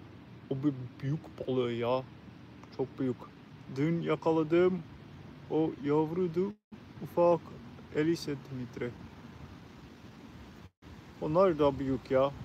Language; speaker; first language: Turkish; non-native, learner; English